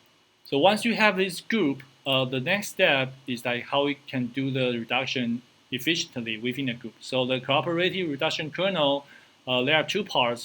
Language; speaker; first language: English; non-native, fluent; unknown